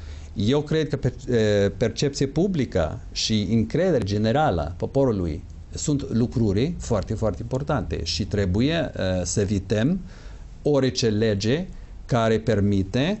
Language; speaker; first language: Romanian; non-native, fluent; English